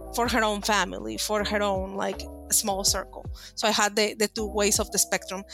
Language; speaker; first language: English; non-native, fluent; Spanish